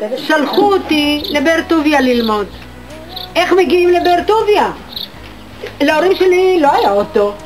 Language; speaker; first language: Hebrew; early bilingual, other home language; Bulgarian